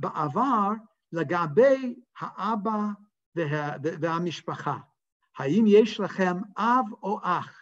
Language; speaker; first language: Hebrew; non-native, fluent; English